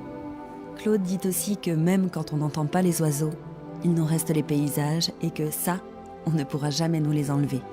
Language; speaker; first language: French; native; French